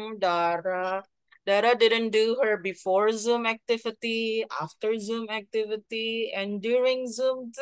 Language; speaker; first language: English; non-native, fluent; Indonesian